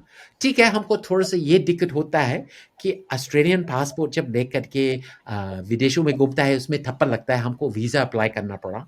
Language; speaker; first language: Hindi; non-native, fluent; English